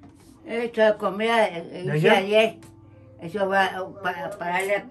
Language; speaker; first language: Spanish; native; Spanish